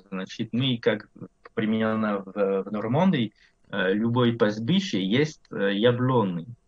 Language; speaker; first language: Russian; non-native, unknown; French